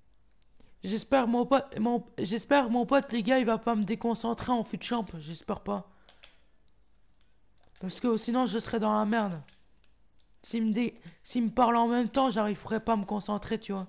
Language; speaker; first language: French; native; French